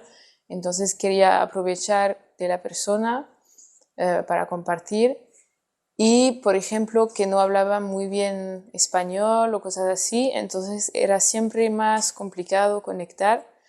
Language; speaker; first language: Spanish; non-native, fluent; French